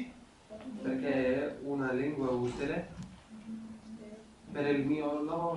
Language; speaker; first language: Italian; non-native, learner; Hungarian